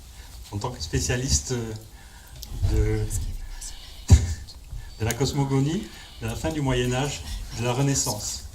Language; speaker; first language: French; native; French